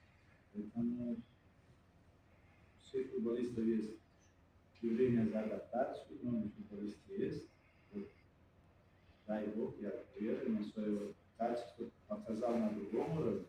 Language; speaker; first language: Russian; non-native, fluent; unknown